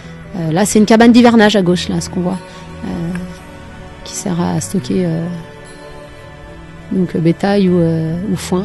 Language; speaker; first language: French; native; French